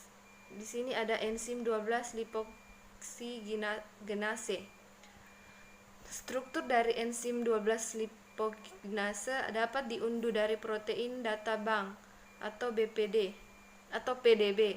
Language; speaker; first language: Indonesian; native; Indonesian